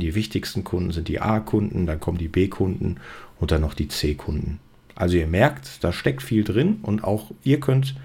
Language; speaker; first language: German; native; German